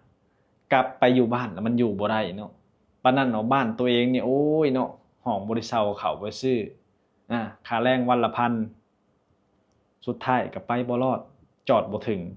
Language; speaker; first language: Thai; non-native, local second language; Lao